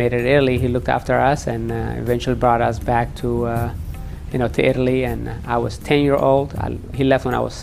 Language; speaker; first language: English; early bilingual, other home language; Tigrinya